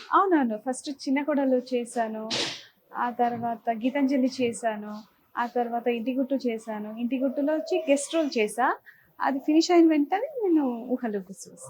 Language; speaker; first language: Telugu; non-native, fluent; Marathi